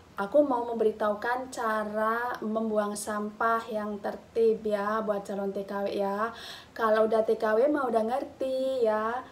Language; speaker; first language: Indonesian; native; Indonesian